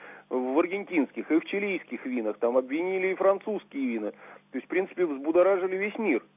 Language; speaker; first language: Russian; native; Russian